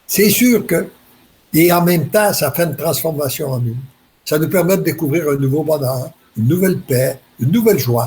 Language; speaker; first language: French; native; French